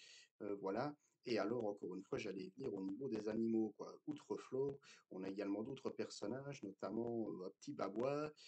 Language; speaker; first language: French; native; French